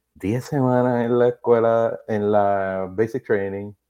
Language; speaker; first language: Spanish; native; Spanish